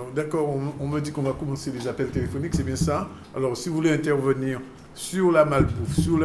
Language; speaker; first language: French; native; French